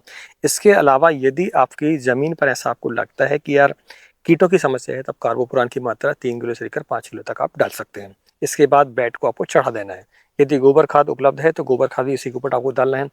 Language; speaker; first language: Hindi; native; Hindi